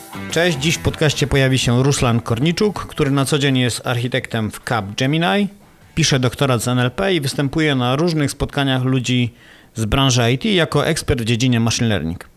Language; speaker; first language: Polish; native; Polish